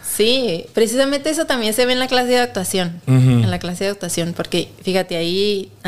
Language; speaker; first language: Spanish; native; Spanish